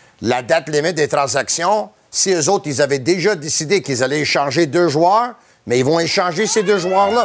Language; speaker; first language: French; native; French